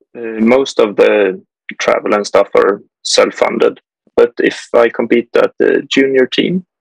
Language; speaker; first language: English; non-native, fluent; Swedish